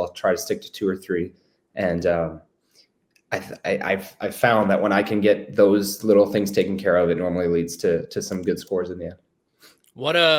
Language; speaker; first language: English; native; English